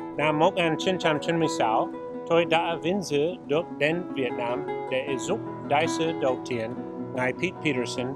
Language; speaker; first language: Vietnamese; non-native, learner; English